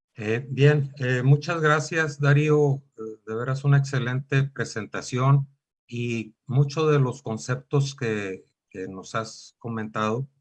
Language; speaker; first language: Spanish; native; Spanish